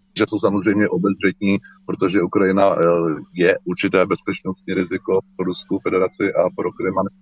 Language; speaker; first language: Czech; native; Czech